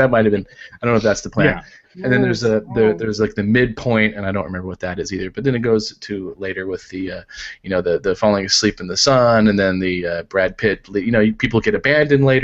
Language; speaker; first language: English; native; English